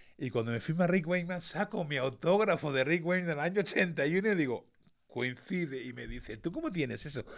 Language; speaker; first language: Spanish; early bilingual, other home language; English